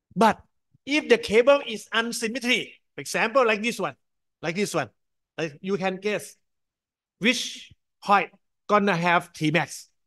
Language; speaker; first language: English; non-native, fluent; Thai